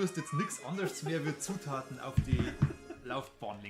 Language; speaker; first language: German; native; German